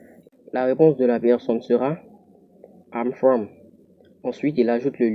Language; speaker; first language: French; non-native, local second language; Haitian Creole